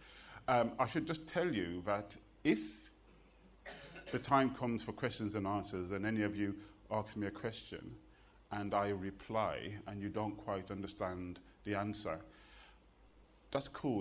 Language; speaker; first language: English; native; English